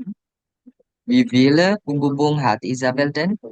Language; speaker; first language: German; non-native, learner; Indonesian